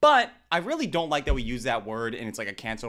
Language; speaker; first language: English; native; English